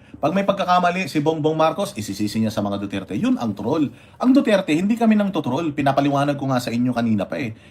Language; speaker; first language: Filipino; non-native, local second language; Iloko